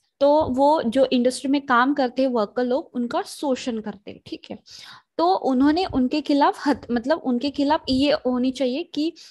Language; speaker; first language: Hindi; native; Hindi